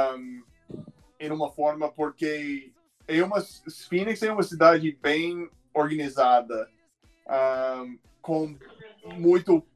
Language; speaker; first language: Portuguese; non-native, fluent; English